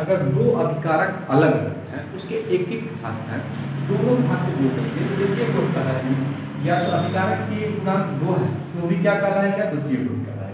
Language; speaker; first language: Hindi; native; Hindi